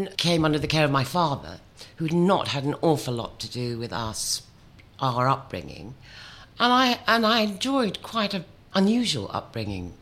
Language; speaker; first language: English; native; English